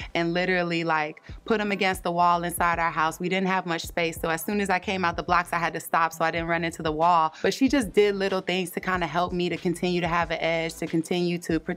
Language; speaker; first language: English; native; English